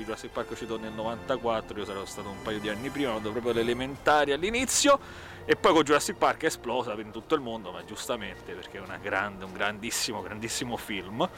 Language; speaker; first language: Italian; native; Italian